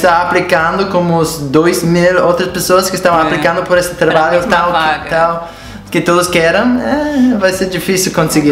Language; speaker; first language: Portuguese; non-native, fluent; English